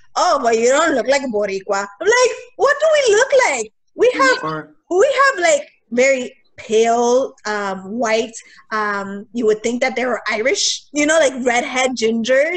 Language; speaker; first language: English; early bilingual, other home language; Spanish